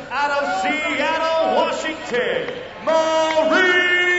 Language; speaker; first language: English; native; English